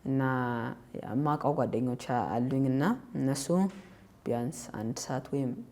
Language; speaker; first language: Amharic; early bilingual, heritage; Amharic